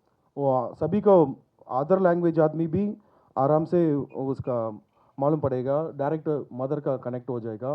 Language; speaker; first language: Hindi; non-native, local second language; Telugu